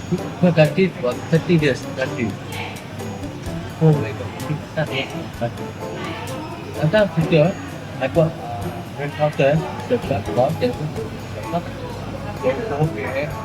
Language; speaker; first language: English; non-native, learner; Malay